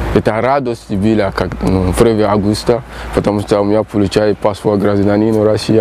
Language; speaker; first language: Russian; non-native, learner; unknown